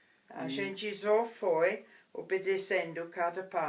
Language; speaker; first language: Portuguese; non-native, fluent; English